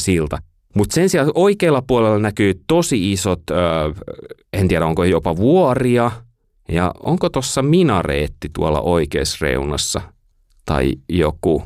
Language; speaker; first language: Finnish; native; Finnish